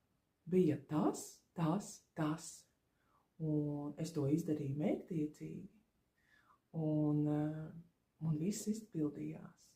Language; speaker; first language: Latvian; native; Latvian